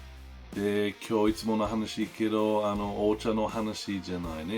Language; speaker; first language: Japanese; non-native, fluent; English